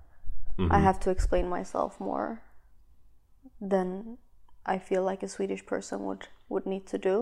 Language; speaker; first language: English; non-native, fluent; Swedish